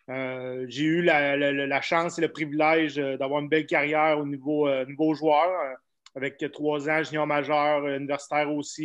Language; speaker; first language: French; native; French